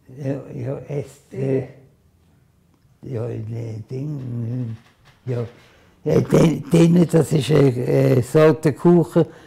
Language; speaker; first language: German; native; German